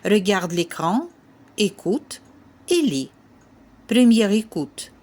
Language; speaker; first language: French; non-native, fluent; Ukrainian